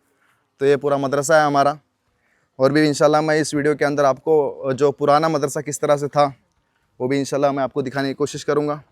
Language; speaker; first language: Hindi; native; Hindi